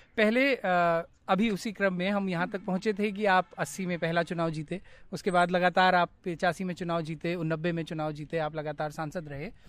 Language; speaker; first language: Hindi; native; Hindi